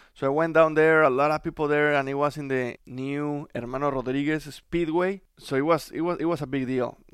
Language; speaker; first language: English; non-native, fluent; Spanish